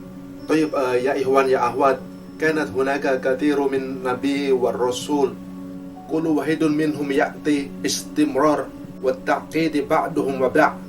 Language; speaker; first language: Arabic; non-native, learner; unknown